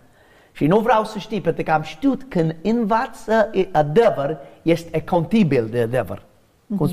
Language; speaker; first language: Romanian; non-native, learner; English